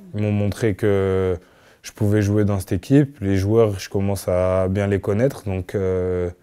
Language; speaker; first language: French; native; French